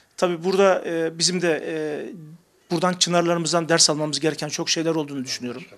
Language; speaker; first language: Turkish; native; Turkish